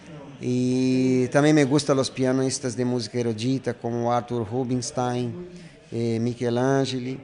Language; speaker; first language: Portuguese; non-native, learner; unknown